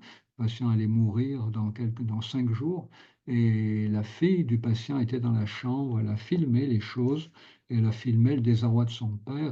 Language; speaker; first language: French; native; French